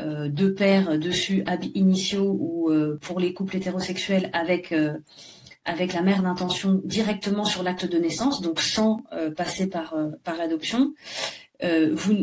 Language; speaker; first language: French; native; French